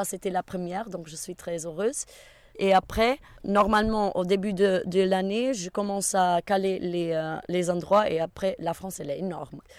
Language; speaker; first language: French; non-native, fluent; Portuguese